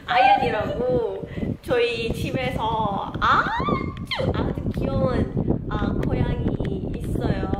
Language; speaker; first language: Korean; non-native, learner; Malay